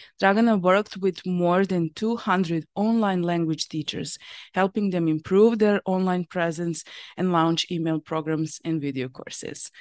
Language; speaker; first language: English; non-native, fluent; Serbian